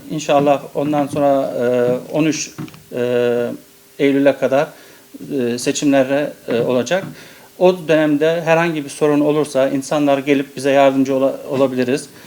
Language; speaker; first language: Turkish; early bilingual, heritage; Turkish